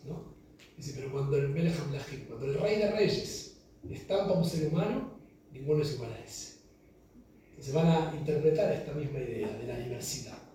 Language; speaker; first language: Spanish; native; Spanish